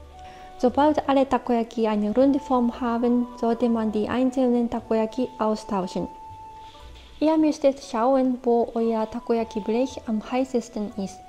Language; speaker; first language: German; non-native, fluent; Japanese